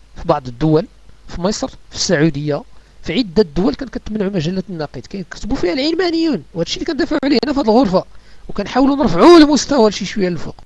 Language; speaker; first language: Arabic; native; Arabic